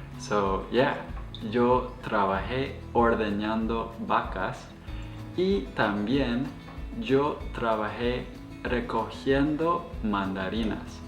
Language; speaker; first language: Spanish; non-native, fluent; English